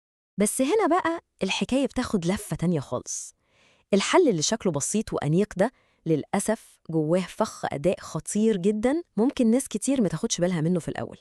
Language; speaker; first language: Arabic; native; Arabic